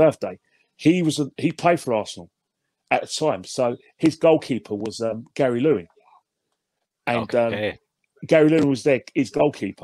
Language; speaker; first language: English; native; English